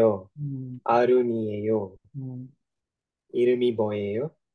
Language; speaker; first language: Korean; non-native, learner; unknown